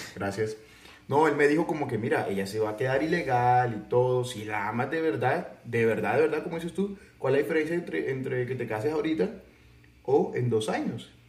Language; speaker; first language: Spanish; native; Spanish